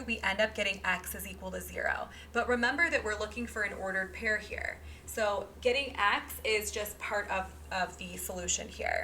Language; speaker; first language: English; native; English